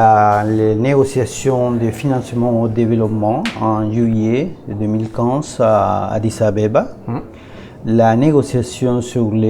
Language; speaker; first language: French; non-native, learner; Spanish